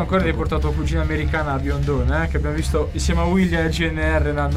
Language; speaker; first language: Italian; native; Italian